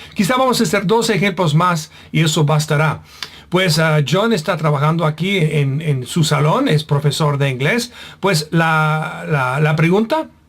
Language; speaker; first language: Spanish; non-native, fluent; English